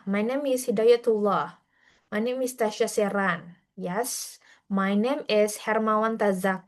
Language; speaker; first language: English; non-native, fluent; Indonesian